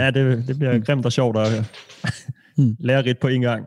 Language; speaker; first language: Danish; native; Danish